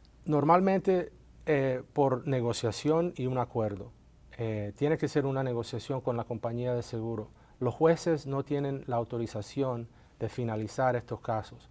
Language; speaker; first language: Spanish; native; Spanish